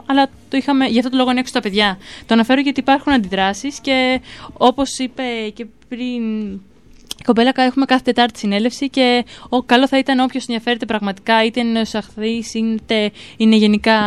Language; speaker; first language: Greek; native; Greek